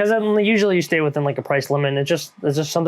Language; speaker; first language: English; native; English